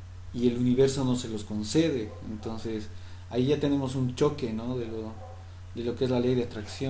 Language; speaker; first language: Spanish; native; Spanish